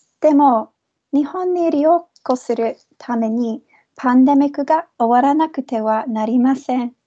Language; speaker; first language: Japanese; non-native, fluent; English